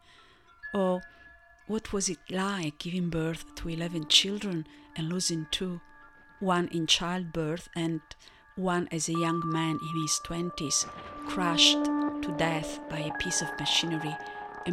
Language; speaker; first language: English; non-native, fluent; Italian